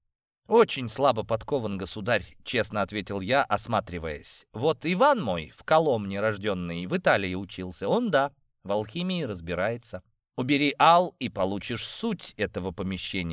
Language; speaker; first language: Russian; native; Russian